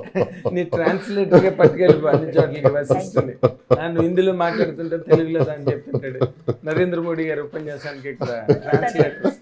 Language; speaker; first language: Telugu; native; Telugu